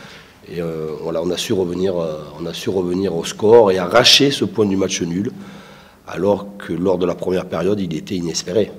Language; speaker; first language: French; native; French